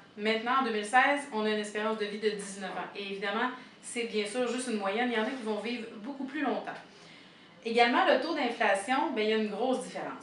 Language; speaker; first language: French; native; French